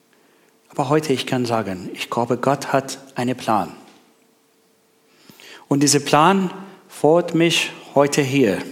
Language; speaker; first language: German; non-native, learner; Persian